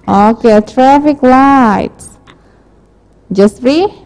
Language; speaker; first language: English; non-native, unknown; Indonesian